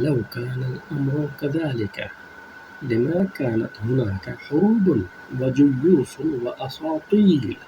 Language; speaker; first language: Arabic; non-native, fluent; Urdu